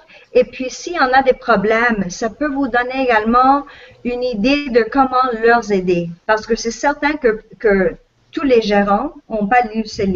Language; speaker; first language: French; non-native, local second language; English